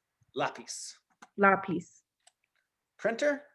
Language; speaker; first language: Spanish; non-native, fluent; English